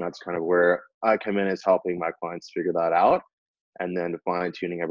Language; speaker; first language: English; native; English